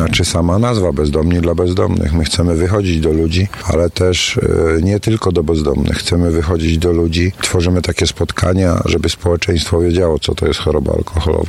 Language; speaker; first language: Polish; native; Polish